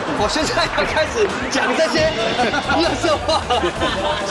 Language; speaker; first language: Chinese; native; Chinese